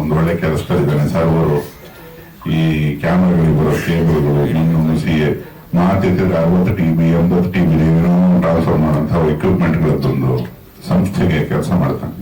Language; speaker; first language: Kannada; native; Kannada